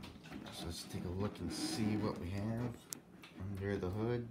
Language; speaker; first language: English; native; English